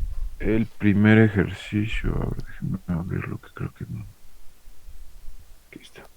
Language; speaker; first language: Spanish; native; Spanish